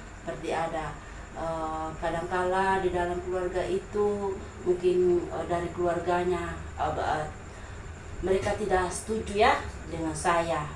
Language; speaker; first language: Indonesian; non-native, local second language; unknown